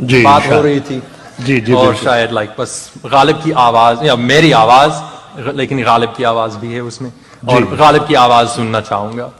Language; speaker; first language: Urdu; non-native, fluent; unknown